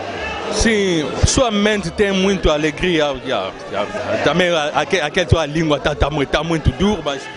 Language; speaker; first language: Portuguese; non-native, learner; Lingala